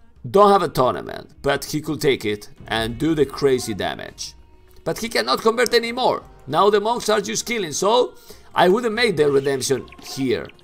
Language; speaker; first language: English; non-native, fluent; Spanish